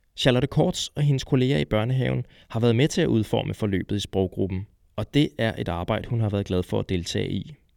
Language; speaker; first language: Danish; native; Danish